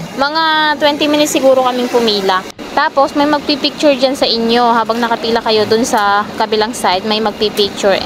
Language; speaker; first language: Filipino; native; Filipino